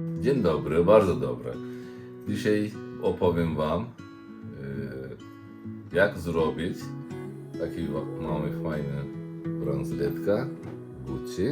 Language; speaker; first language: Polish; non-native, learner; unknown